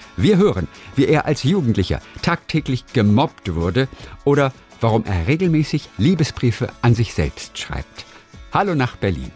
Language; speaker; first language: German; native; German